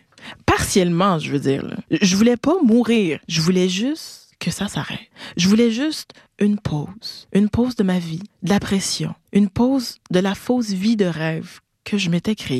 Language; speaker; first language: French; native; French